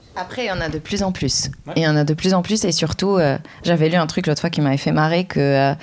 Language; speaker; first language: French; non-native, local second language; Arabic